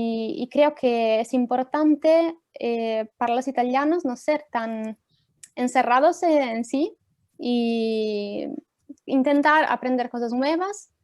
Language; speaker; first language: Spanish; non-native, fluent; Italian